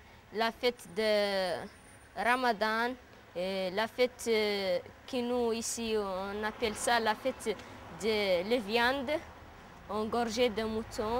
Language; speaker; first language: French; non-native, learner; Arabic